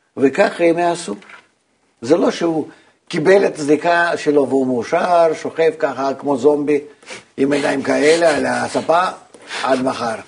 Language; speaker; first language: Hebrew; non-native, fluent; Russian